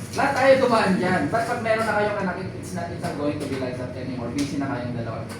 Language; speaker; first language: Filipino; non-native, local second language; Iloko